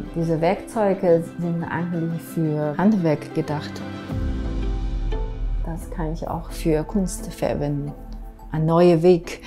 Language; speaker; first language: German; non-native, fluent; Chinese